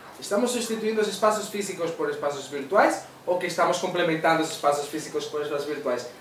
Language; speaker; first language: Portuguese; non-native, fluent; Spanish